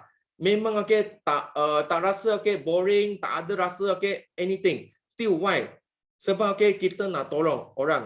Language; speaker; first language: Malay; non-native, local second language; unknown